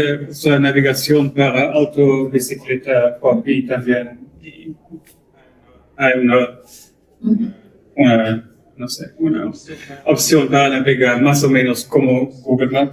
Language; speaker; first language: Spanish; non-native, learner; German